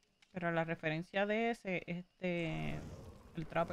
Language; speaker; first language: Spanish; native; Spanish